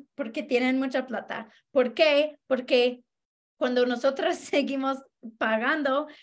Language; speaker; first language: Spanish; non-native, fluent; English